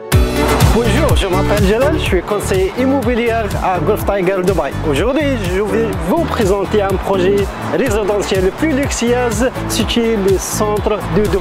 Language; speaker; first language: French; non-native, fluent; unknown